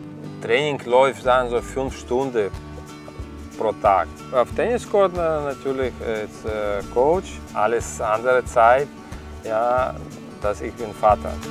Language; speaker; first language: German; non-native, learner; Russian